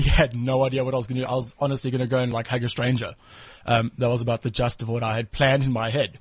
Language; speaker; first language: English; native; English